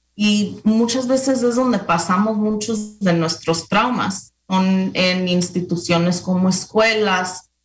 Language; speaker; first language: Spanish; early bilingual, heritage; Spanish